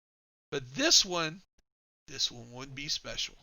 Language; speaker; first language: English; native; English